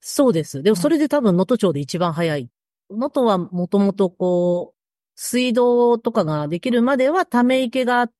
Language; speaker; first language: Japanese; native; Japanese